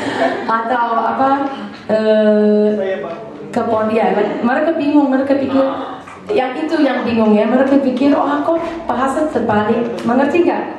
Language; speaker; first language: Indonesian; non-native, fluent; English